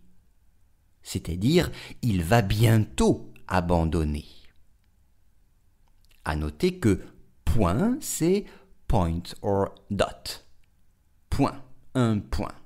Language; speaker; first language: French; native; French